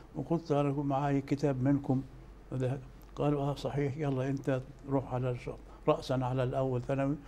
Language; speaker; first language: Arabic; native; Arabic